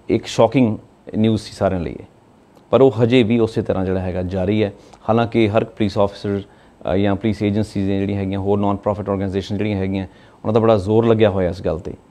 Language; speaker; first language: Punjabi; native; Punjabi